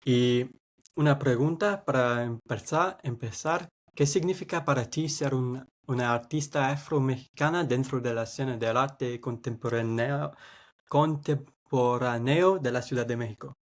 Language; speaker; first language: Spanish; non-native, fluent; English